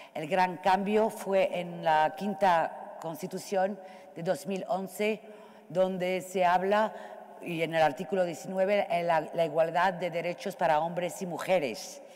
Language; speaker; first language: Spanish; non-native, fluent; Arabic